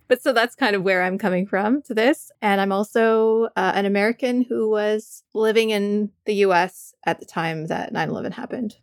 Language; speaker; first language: English; native; English